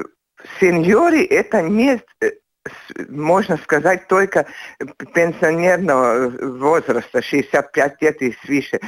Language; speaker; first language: Russian; non-native, local second language; Latvian